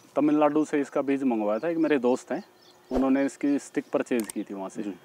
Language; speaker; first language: Hindi; native; Hindi